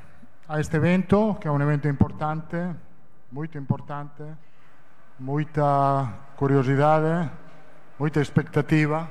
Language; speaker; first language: Portuguese; non-native, fluent; Italian